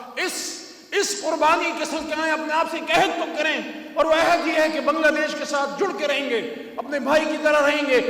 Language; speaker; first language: Urdu; non-native, local second language; Pashto